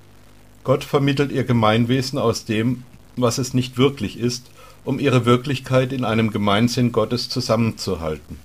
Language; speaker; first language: German; native; German